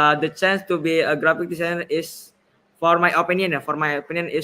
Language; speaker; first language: English; non-native, learner; Indonesian